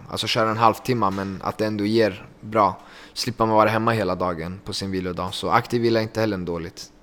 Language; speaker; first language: Swedish; early bilingual, other home language; Kurdish